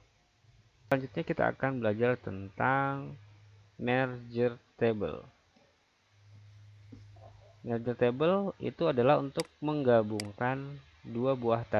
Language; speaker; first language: Indonesian; native; Indonesian